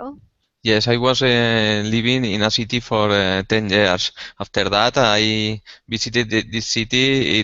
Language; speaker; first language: English; non-native, learner; Spanish